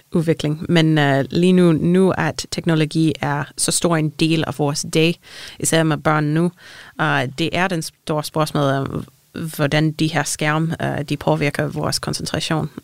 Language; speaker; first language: Danish; non-native, fluent; English